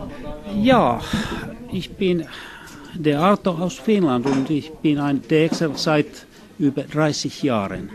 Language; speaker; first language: German; non-native, fluent; Finnish